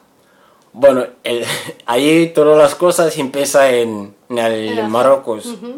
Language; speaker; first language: Spanish; non-native, learner; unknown